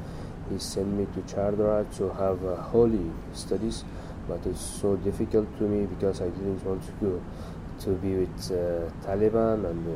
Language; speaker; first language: English; non-native, learner; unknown